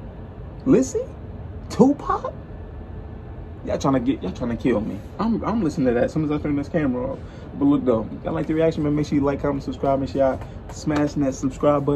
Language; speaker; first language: English; native; English